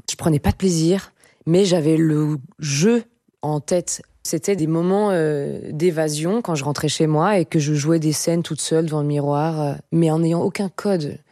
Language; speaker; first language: French; native; French